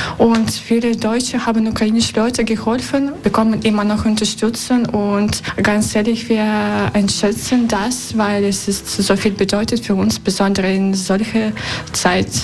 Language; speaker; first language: German; non-native, learner; Russian